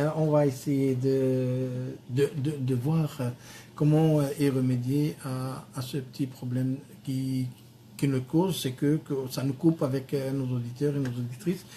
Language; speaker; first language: French; non-native, local second language; Arabic